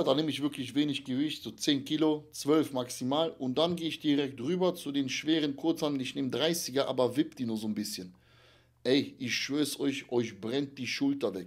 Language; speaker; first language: German; native; German